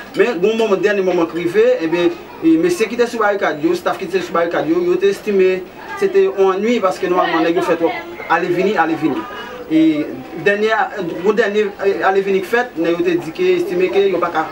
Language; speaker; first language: Haitian Creole; native; Haitian Creole